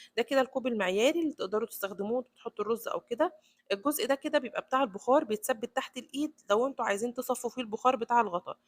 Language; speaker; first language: Egyptian Arabic; native; Egyptian Arabic